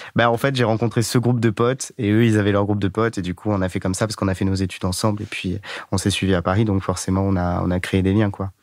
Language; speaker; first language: French; native; French